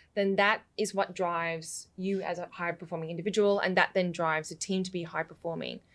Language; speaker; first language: English; native; English